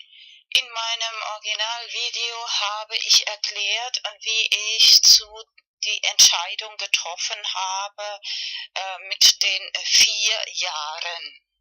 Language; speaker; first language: German; non-native, learner; Spanish